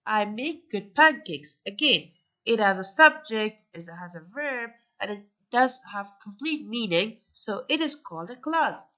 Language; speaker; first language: English; non-native, fluent; Persian